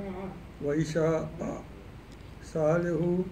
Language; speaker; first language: Arabic; non-native, learner; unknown